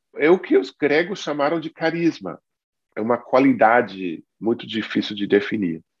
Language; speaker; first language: Portuguese; non-native, fluent; English